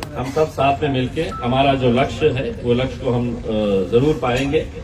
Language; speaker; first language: Hindi; non-native, local second language; Marathi